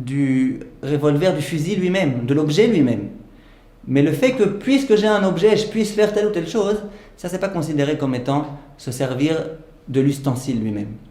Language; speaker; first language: French; native; French